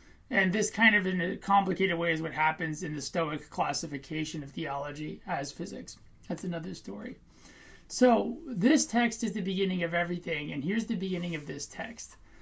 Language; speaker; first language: English; native; English